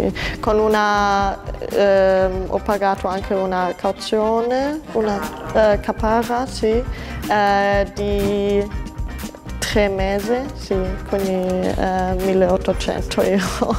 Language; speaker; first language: Italian; non-native, learner; German